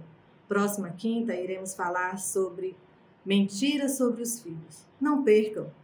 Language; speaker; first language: Portuguese; native; Portuguese